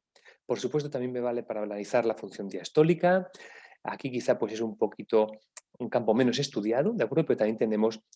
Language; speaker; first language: Spanish; native; Spanish